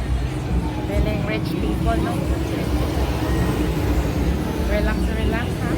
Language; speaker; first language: English; non-native, learner; Filipino